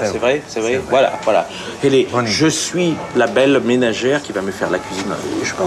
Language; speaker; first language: French; native; French